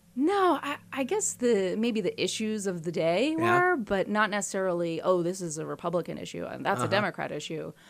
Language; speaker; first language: English; native; English